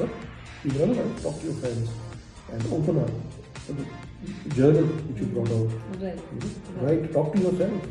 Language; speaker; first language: English; non-native, local second language; Hindi